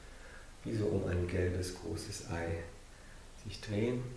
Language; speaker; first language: German; non-native, fluent; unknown